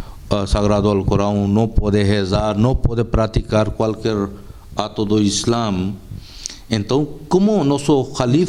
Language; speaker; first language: Portuguese; non-native, fluent; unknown